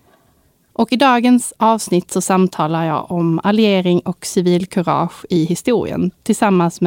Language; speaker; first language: Swedish; native; Swedish